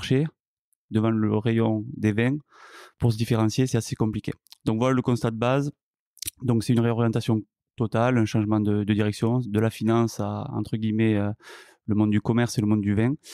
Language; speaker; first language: French; native; French